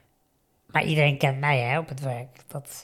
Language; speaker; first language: Dutch; native; Dutch